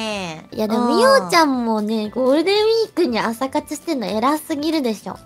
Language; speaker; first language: Japanese; native; Japanese